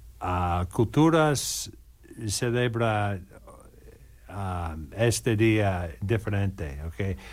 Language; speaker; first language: Spanish; non-native, learner; English